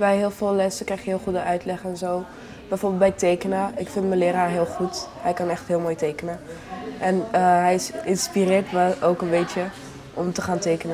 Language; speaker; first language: Dutch; native; Dutch